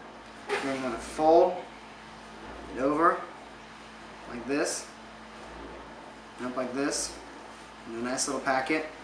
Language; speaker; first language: English; native; English